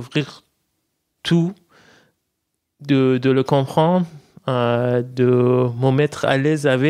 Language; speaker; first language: French; non-native, fluent; Persian